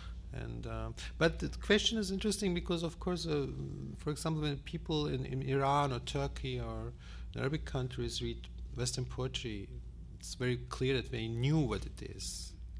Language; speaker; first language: English; non-native, fluent; Turkish